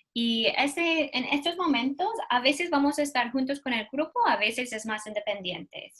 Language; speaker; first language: Spanish; non-native, learner; English